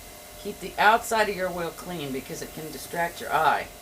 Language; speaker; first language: English; native; English